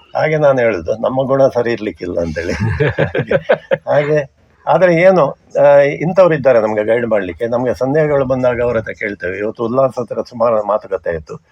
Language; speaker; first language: Kannada; non-native, local second language; Konkani